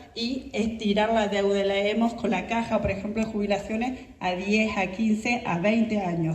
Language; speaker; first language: Spanish; native; Spanish